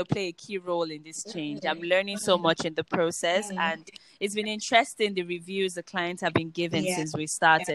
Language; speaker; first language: English; non-native, local second language; Igbo